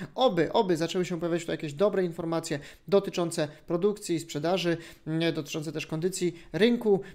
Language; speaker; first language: Polish; native; Polish